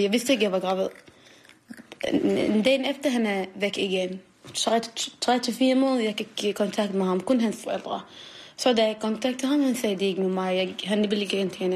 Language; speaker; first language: Danish; non-native, learner; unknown